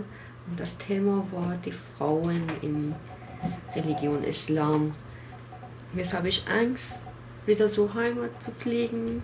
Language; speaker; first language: German; non-native, learner; Persian